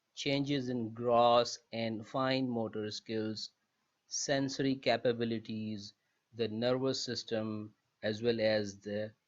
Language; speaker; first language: English; non-native, local second language; Urdu